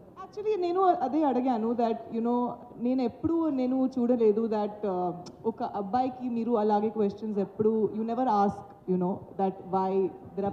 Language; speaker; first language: Telugu; non-native, learner; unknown